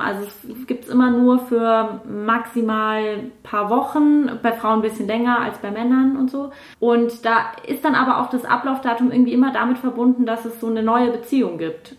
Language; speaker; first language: German; native; German